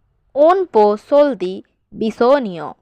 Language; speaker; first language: Italian; non-native, learner; Bangla